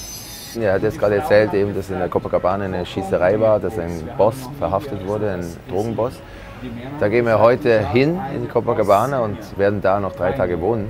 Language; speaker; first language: German; native; German